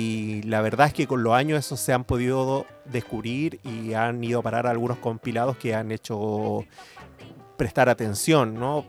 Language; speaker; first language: Spanish; native; Spanish